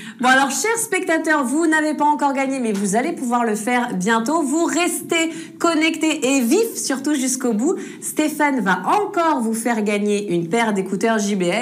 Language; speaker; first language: French; native; French